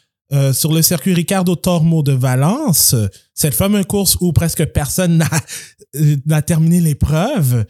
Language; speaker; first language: French; native; French